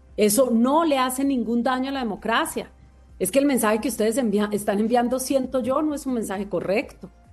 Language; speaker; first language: Spanish; native; Spanish